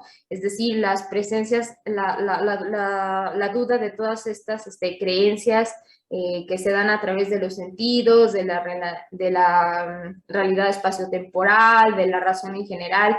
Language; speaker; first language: Spanish; native; Spanish